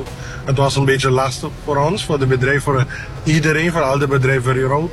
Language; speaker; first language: Dutch; non-native, local second language; Papiamento